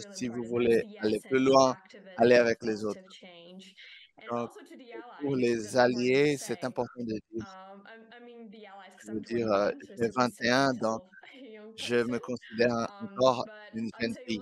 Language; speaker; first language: French; non-native, fluent; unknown